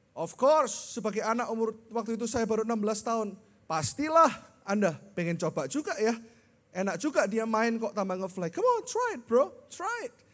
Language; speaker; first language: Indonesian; native; Indonesian